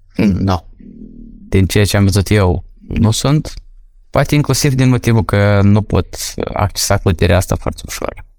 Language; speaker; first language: Romanian; non-native, local second language; Russian